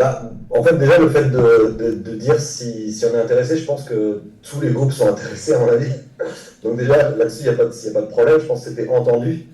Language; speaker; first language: French; native; French